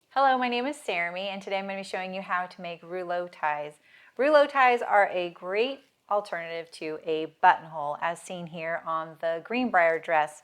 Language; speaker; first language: English; native; English